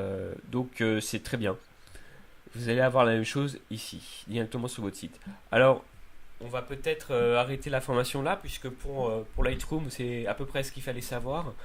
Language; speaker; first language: French; native; French